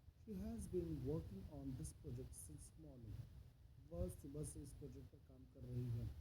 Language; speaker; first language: Hindi; native; Hindi